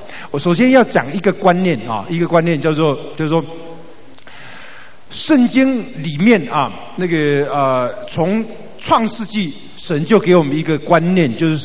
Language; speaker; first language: Chinese; native; Chinese